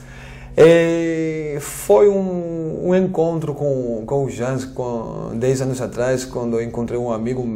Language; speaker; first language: Portuguese; non-native, fluent; French